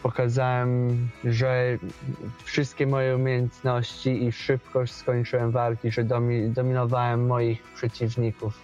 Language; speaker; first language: Polish; early bilingual, heritage; Polish